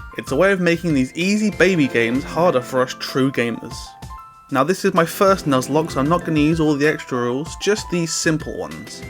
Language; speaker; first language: English; native; English